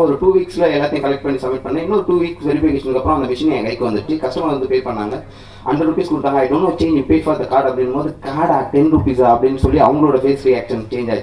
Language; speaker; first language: Tamil; native; Tamil